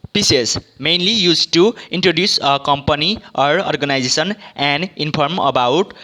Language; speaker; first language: English; non-native, local second language; Nepali